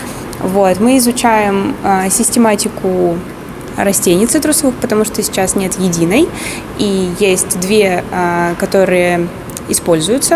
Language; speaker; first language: Russian; native; Russian